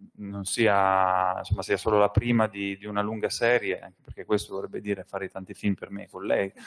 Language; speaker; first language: Italian; native; Italian